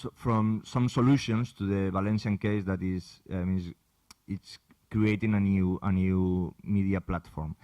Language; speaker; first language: English; non-native, fluent; Catalan